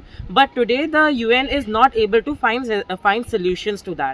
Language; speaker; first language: English; non-native, local second language; Hindi